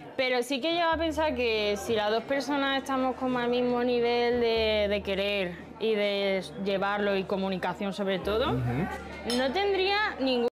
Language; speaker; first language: Spanish; native; Spanish